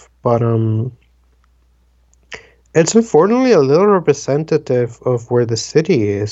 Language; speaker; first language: English; non-native, fluent; Spanish